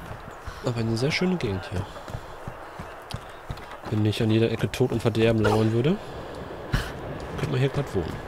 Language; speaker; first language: German; native; German